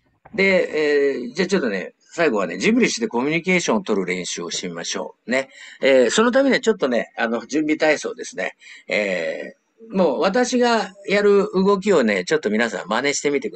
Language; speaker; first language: Japanese; native; Japanese